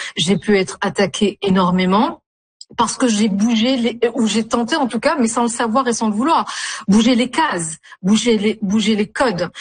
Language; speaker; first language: French; non-native, local second language; Arabic